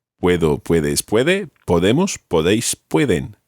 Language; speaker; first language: Spanish; non-native, fluent; English